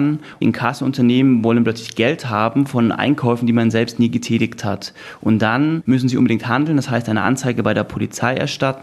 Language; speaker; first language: German; native; German